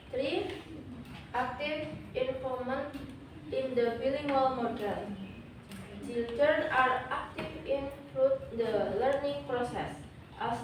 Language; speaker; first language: English; non-native, learner; Indonesian